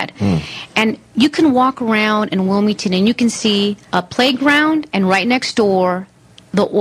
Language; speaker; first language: English; native; English